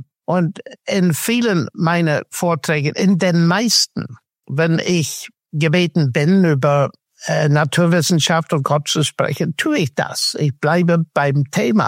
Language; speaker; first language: German; non-native, fluent; English